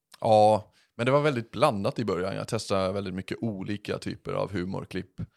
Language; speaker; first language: Swedish; early bilingual, other home language; English